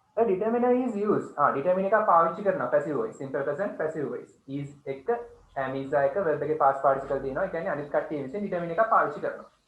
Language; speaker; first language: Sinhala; native; Sinhala